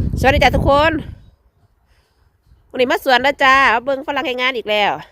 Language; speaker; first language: Thai; non-native, local second language; Northeastern Thai